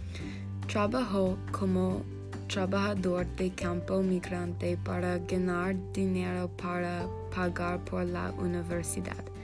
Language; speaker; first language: Spanish; non-native, learner; English